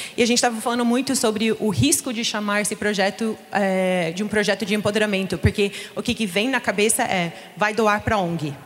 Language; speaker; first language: Portuguese; non-native, fluent; English